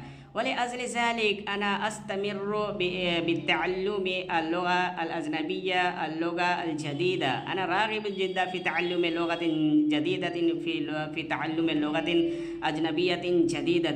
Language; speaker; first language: Arabic; non-native, fluent; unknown